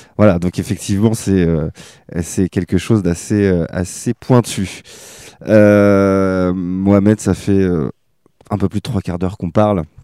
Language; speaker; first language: French; native; French